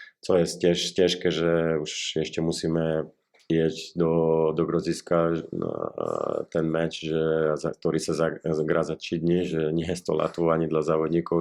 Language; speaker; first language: Polish; non-native, learner; Slovak